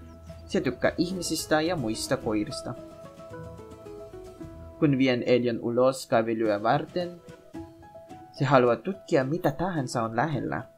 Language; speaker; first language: Finnish; non-native, learner; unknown